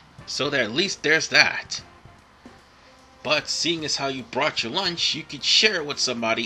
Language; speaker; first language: English; native; English